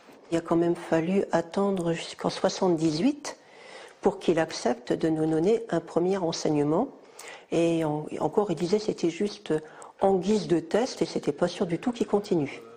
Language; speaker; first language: French; native; French